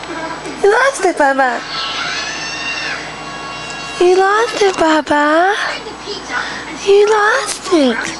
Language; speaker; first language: English; native; English